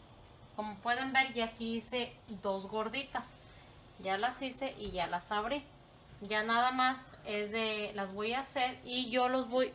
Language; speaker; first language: Spanish; native; Spanish